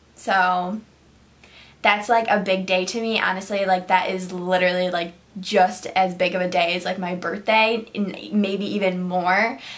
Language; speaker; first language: English; native; English